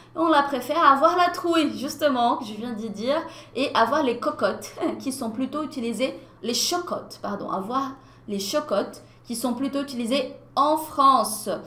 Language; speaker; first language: French; non-native, fluent; Portuguese